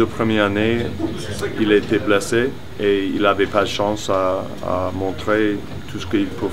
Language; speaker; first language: French; non-native, learner; English